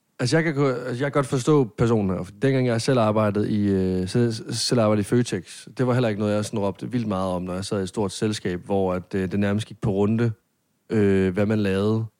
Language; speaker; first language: Danish; native; Danish